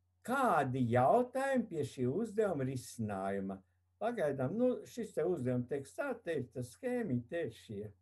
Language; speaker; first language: Latvian; native; Latvian